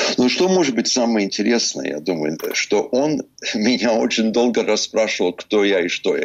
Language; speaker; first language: Russian; early bilingual, heritage; English